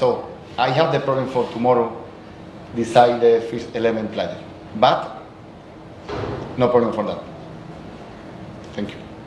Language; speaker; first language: English; non-native, learner; Spanish